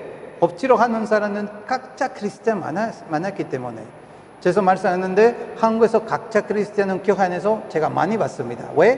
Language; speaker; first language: Korean; non-native, fluent; Spanish